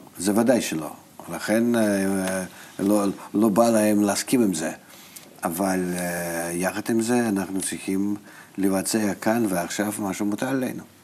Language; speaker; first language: Hebrew; non-native, fluent; Russian